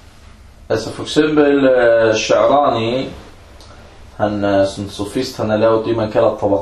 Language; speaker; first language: Danish; early bilingual, other home language; Arabic